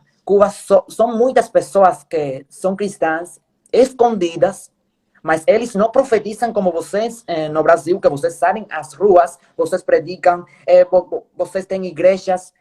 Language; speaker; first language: Portuguese; non-native, fluent; Spanish